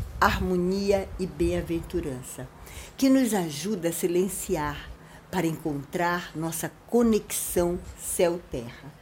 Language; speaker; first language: Portuguese; native; Portuguese